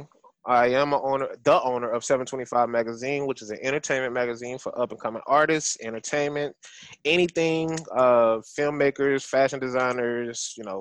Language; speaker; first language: English; native; English